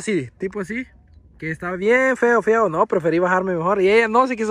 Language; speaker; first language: Spanish; native; Spanish